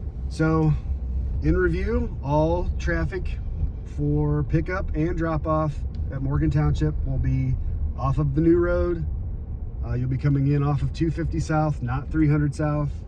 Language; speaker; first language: English; native; English